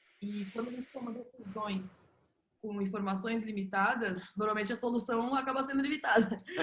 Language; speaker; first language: Portuguese; native; Portuguese